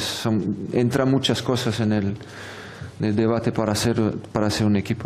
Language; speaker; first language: Spanish; non-native, fluent; French